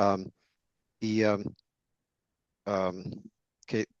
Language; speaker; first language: Portuguese; non-native, learner; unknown